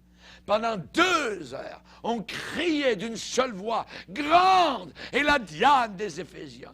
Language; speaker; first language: French; native; French